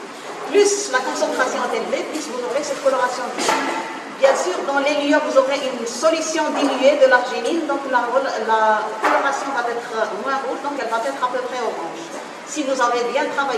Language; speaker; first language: French; non-native, local second language; Arabic